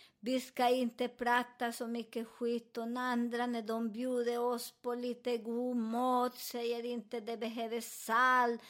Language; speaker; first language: Swedish; non-native, learner; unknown